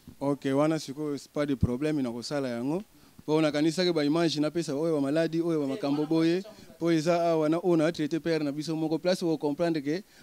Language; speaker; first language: Lingala; non-native, local second language; Kongo